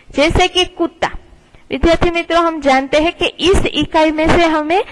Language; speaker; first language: Hindi; non-native, local second language; Gujarati